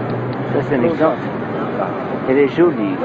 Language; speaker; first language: French; non-native, learner; English